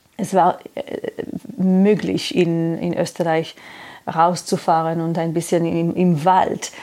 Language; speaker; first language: German; non-native, fluent; Hebrew